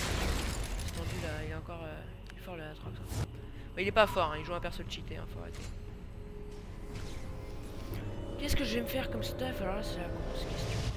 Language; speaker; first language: French; native; French